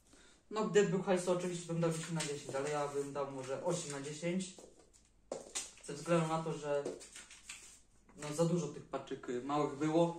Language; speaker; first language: Polish; native; Polish